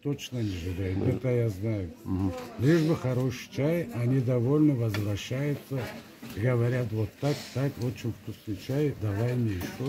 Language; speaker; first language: Russian; non-native, local second language; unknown